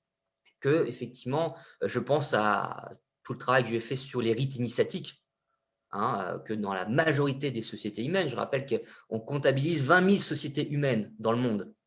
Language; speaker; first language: French; native; French